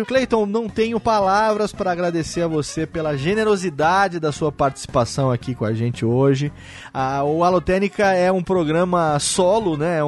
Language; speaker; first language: Portuguese; native; Portuguese